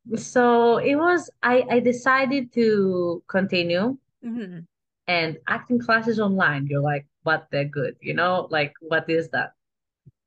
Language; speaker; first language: English; non-native, fluent; Greek